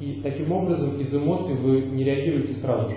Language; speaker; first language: Russian; native; Russian